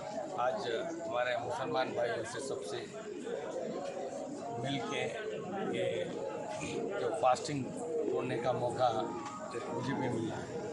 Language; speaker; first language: Hindi; non-native, local second language; Telugu